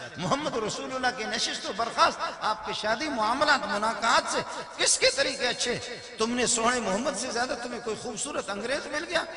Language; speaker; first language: Urdu; non-native, local second language; Brahui